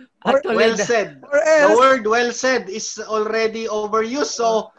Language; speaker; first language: English; non-native, local second language; Filipino